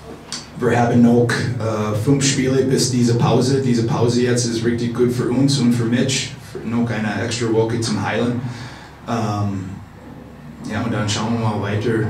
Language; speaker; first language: German; non-native, fluent; English